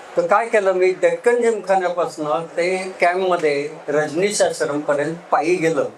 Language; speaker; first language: Marathi; native; Marathi